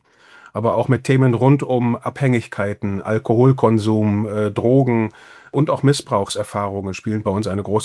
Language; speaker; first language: German; native; German